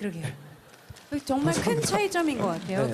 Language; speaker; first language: Korean; native; Korean